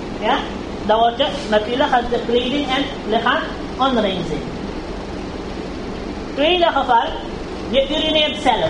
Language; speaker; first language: Dutch; early bilingual, heritage; Urdu